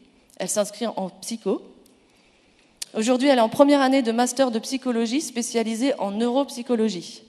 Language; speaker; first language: French; native; French